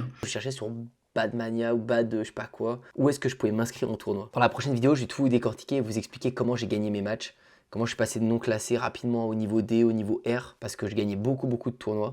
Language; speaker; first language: French; native; French